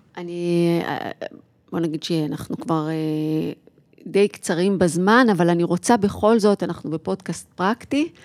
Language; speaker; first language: Hebrew; native; Hebrew